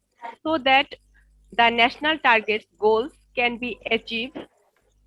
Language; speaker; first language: English; non-native, local second language; Bangla